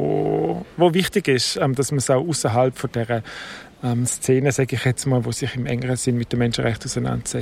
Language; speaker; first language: German; native; German